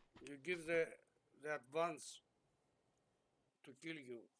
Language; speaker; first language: English; non-native, learner; Greek